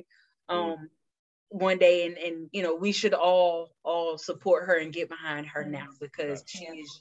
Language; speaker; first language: English; native; English